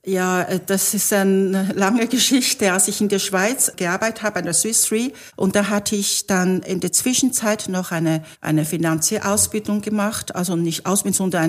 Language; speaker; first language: German; non-native, fluent; Chinese